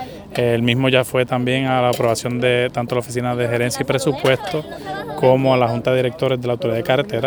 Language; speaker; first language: Spanish; native; Spanish